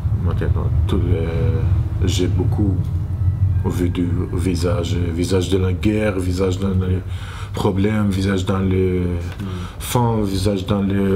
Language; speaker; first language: French; non-native, learner; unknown